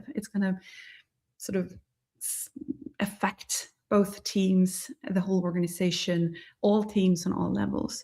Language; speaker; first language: English; non-native, fluent; Swedish